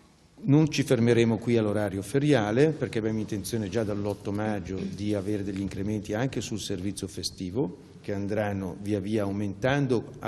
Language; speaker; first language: Italian; native; Italian